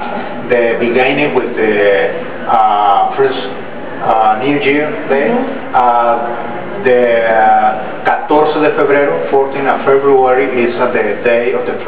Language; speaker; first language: English; non-native, learner; Spanish